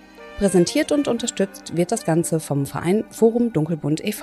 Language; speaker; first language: German; native; German